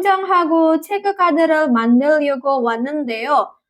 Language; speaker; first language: Korean; non-native, fluent; Indonesian